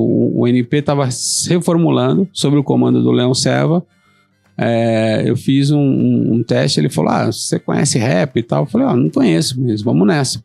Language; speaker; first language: Portuguese; native; Portuguese